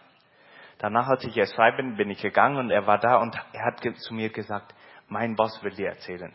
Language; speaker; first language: German; early bilingual, heritage; Plautdietsch